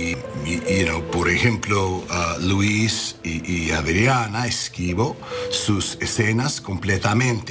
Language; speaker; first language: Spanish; non-native, learner; English